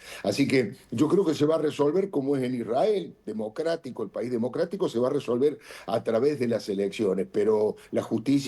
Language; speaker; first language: Spanish; native; Spanish